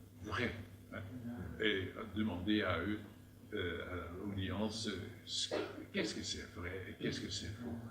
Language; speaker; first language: French; non-native, fluent; Dutch